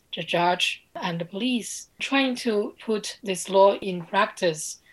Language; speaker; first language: English; non-native, fluent; Chinese